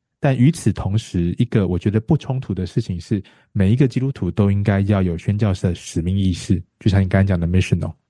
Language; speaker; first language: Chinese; native; Chinese